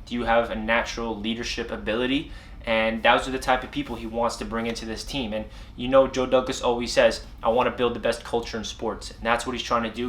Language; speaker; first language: English; native; English